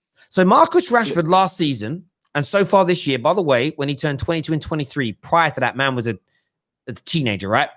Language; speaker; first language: English; native; English